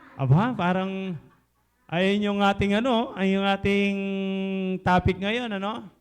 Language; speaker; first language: Filipino; non-native, local second language; Pampanga